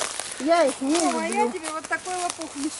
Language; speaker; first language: Russian; native; Russian